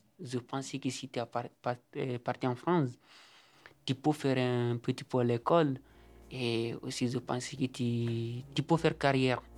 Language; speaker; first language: French; non-native, learner; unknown